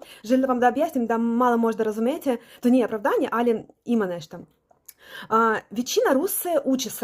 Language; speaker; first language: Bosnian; non-native, learner; Russian